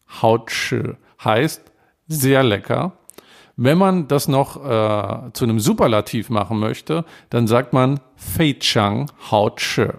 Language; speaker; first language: German; native; German